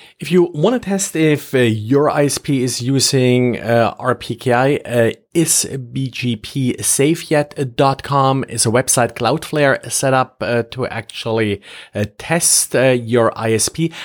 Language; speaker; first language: English; non-native, fluent; German